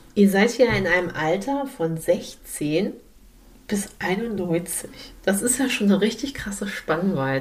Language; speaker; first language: German; native; German